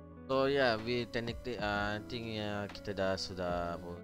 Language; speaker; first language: English; non-native, local second language; Malay